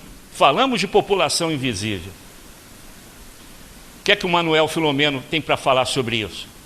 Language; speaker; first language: Portuguese; native; Portuguese